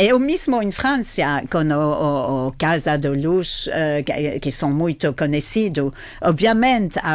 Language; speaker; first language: Portuguese; non-native, fluent; French